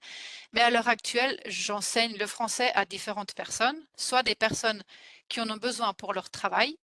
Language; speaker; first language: French; non-native, fluent; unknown